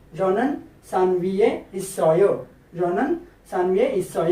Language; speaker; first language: Korean; non-native, learner; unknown